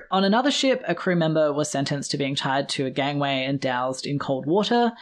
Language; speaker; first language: English; native; English